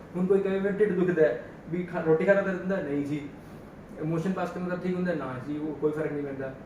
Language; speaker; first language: Hindi; non-native, local second language; Punjabi